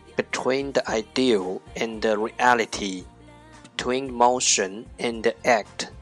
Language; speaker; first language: English; non-native, fluent; Chinese